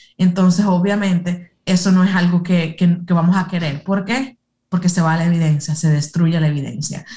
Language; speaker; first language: Spanish; early bilingual, heritage; Spanish